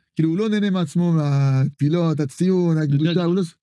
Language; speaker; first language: Hebrew; non-native, fluent; French